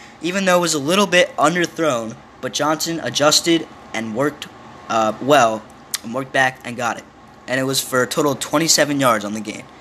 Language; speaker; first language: English; native; English